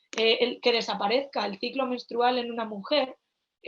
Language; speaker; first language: Spanish; native; Spanish